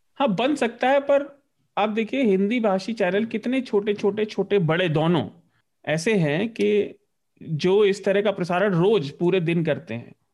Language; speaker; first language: Hindi; native; Hindi